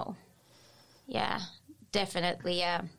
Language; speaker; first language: English; non-native, fluent; Finnish